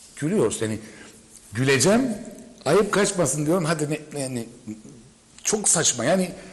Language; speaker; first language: Turkish; native; Turkish